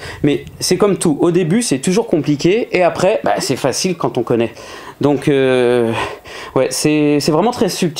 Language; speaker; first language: French; native; French